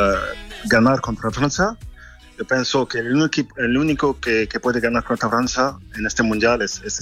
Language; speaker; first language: Spanish; non-native, fluent; French